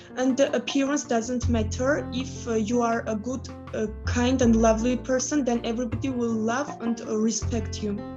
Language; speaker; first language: English; non-native, fluent; Armenian